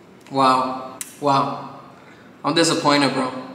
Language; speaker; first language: English; early bilingual, other home language; Spanish